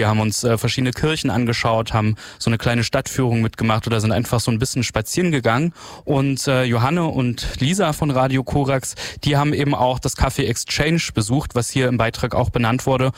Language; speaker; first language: German; native; German